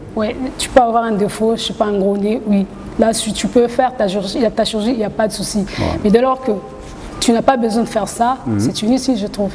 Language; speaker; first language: French; non-native, local second language; Lingala